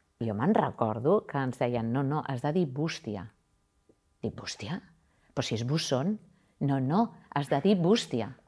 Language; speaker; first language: Catalan; native; Catalan